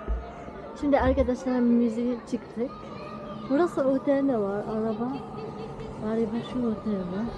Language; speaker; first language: Turkish; non-native, learner; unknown